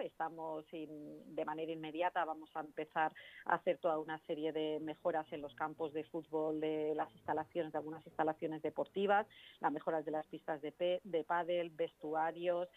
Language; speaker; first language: Spanish; native; Spanish